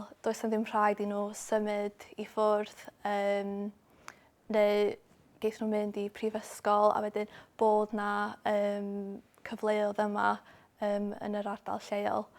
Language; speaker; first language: Welsh; non-native, local second language; English